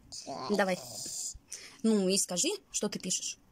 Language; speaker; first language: Russian; native; Russian